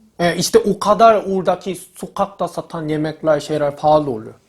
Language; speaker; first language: Turkish; non-native, learner; Korean